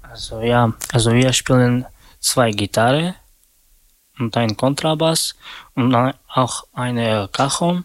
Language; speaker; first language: German; non-native, learner; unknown